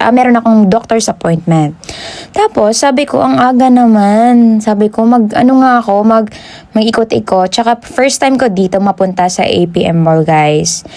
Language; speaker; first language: Filipino; non-native, local second language; Hiligaynon